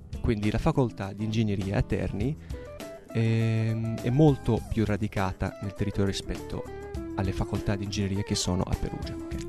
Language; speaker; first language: Italian; non-native, fluent; Arabic